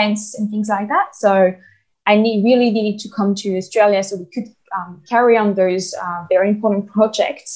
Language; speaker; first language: English; non-native, fluent; French